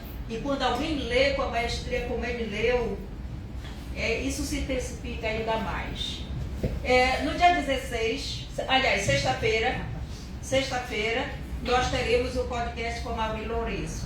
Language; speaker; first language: Portuguese; native; Portuguese